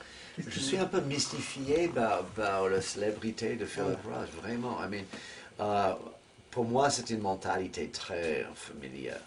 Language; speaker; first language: French; non-native, fluent; English